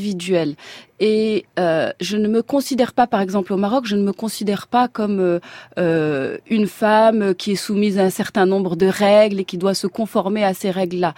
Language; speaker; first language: French; non-native, local second language; Arabic